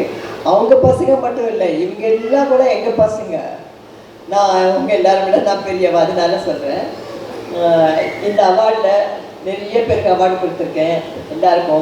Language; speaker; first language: Tamil; non-native, local second language; Telugu